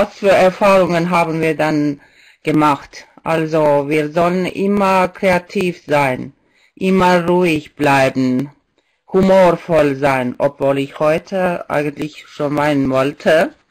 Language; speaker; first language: German; non-native, fluent; Estonian